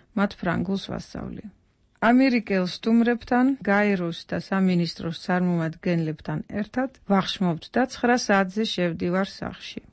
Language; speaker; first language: Georgian; non-native, fluent; Dutch